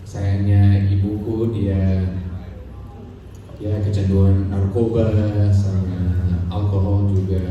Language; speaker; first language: Indonesian; non-native, fluent; English